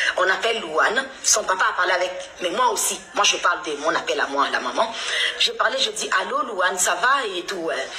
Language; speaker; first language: French; non-native, local second language; Lingala